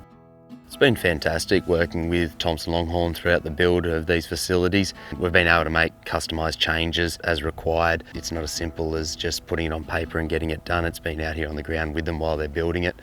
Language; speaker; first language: English; native; English